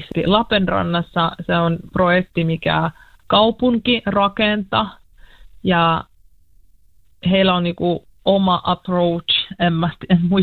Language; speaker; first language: Finnish; non-native, learner; Russian